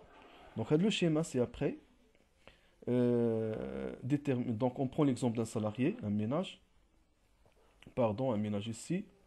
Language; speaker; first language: French; non-native, local second language; Arabic